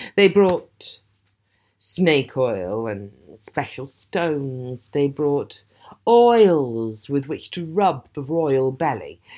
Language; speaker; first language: English; native; English